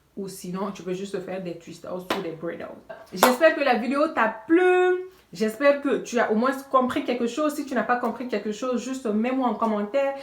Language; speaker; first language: French; non-native, local second language; Bambara